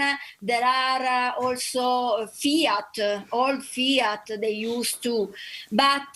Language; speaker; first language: English; non-native, learner; Italian